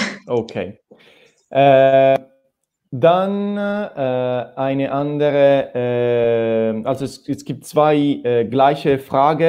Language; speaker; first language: German; non-native, fluent; Italian